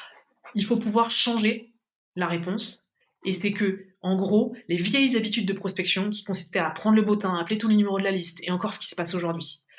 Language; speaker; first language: French; native; French